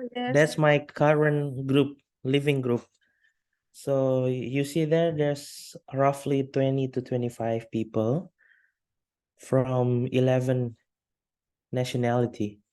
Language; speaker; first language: English; non-native, fluent; Indonesian